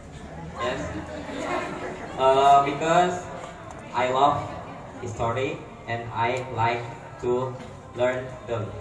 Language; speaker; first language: English; non-native, learner; Indonesian